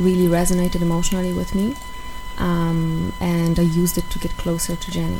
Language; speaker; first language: English; non-native, fluent; Polish